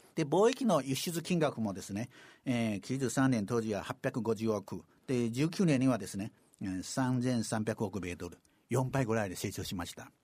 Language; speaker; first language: Japanese; non-native, fluent; Chinese